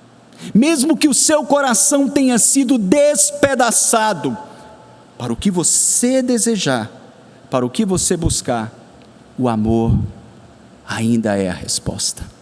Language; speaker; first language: Portuguese; native; Portuguese